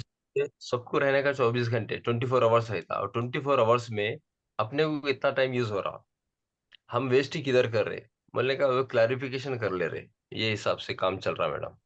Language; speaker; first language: Hindi; native; Hindi